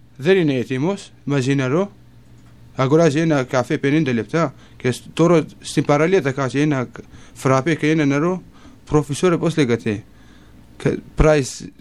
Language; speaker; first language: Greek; non-native, learner; Kurdish